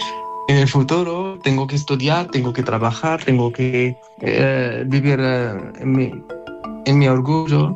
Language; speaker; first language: Spanish; non-native, learner; Arabic